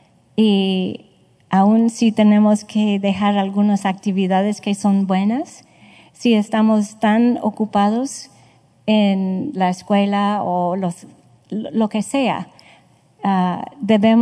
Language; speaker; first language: Spanish; non-native, fluent; English